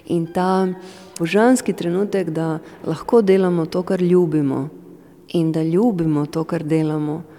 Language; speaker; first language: Slovenian; non-native, fluent; Romanian